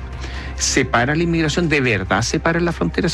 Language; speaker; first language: Spanish; native; Spanish